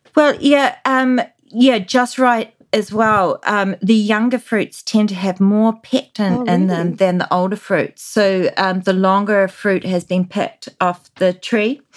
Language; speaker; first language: English; native; English